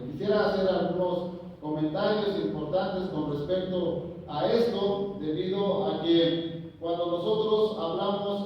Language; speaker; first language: Spanish; native; Spanish